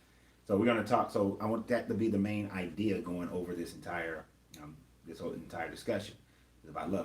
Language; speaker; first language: English; native; English